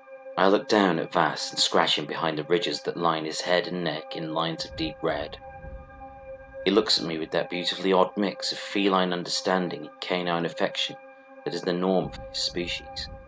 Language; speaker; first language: English; native; English